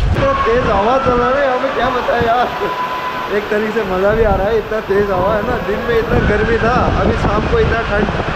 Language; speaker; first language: Hindi; non-native, local second language; Nepali